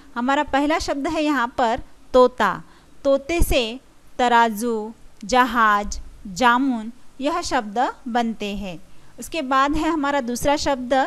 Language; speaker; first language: Hindi; non-native, local second language; Marathi